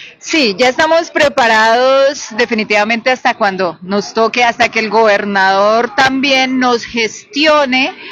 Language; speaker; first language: Spanish; native; Spanish